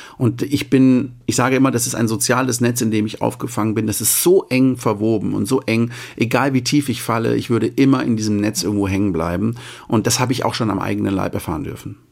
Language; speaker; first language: German; native; German